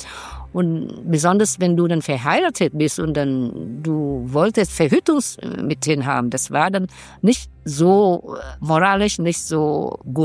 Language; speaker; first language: German; non-native, fluent; Vietnamese